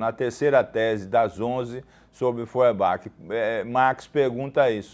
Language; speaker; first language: Portuguese; native; Portuguese